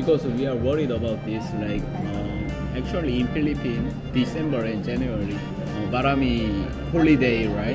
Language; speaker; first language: English; non-native, learner; Korean